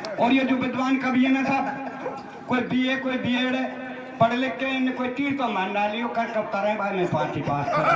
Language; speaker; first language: Hindi; native; Hindi